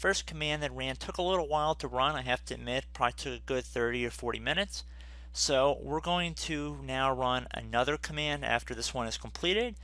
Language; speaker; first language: English; native; English